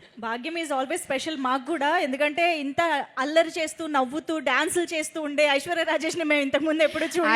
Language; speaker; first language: Telugu; native; Telugu